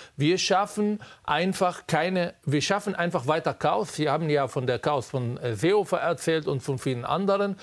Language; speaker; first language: German; non-native, fluent; Arabic